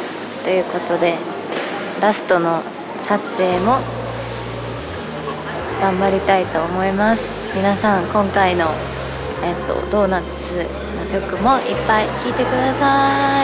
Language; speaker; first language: Japanese; non-native, learner; Korean